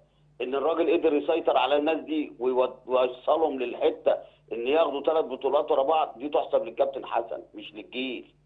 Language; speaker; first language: Arabic; native; Arabic